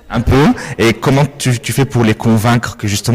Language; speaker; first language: French; native; French